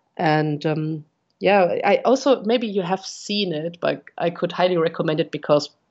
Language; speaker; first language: English; non-native, fluent; German